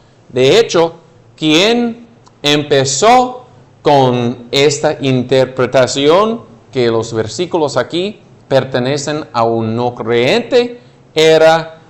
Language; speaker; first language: Spanish; non-native, fluent; English